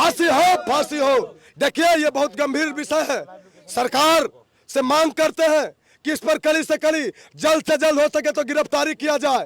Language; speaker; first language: Hindi; native; Hindi